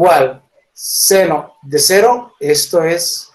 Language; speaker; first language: Spanish; native; Spanish